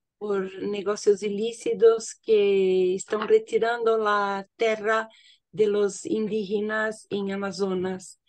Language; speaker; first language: Spanish; non-native, learner; Portuguese